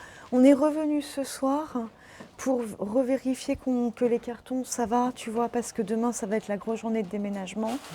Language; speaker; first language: French; native; French